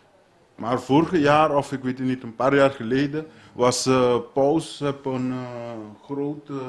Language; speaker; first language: Dutch; non-native, learner; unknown